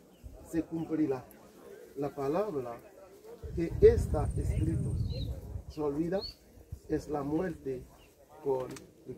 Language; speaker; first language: Spanish; non-native, learner; Haitian Creole